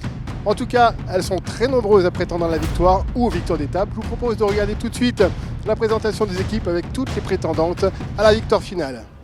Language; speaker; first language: French; native; French